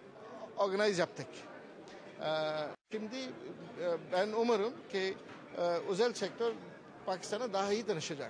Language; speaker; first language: Turkish; non-native, fluent; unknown